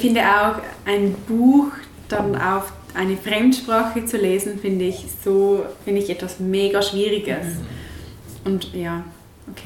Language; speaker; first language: German; native; German